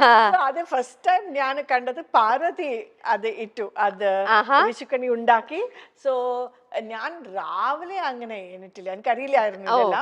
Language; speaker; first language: Malayalam; non-native, fluent; Kannada